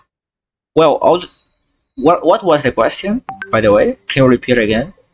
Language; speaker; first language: English; non-native, fluent; Portuguese